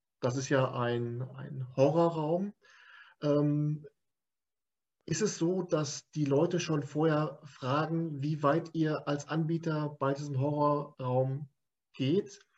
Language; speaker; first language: German; native; German